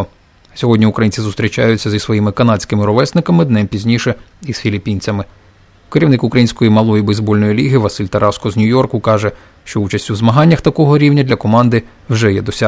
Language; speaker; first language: Ukrainian; native; Ukrainian